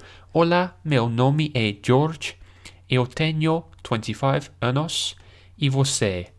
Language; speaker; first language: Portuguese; non-native, learner; English